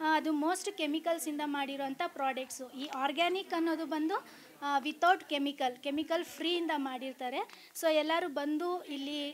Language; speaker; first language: Kannada; native; Kannada